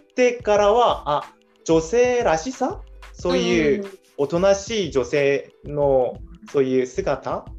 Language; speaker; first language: Japanese; non-native, fluent; Korean